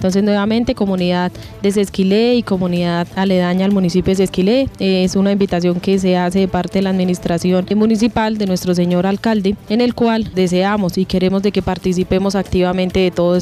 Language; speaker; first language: Spanish; native; Spanish